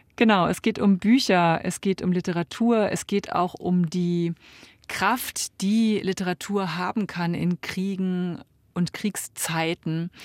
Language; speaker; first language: German; native; German